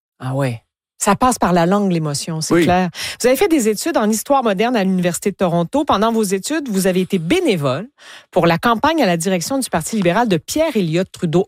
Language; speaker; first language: French; native; French